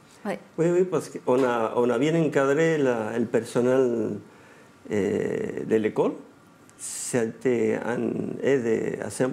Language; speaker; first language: French; non-native, fluent; Spanish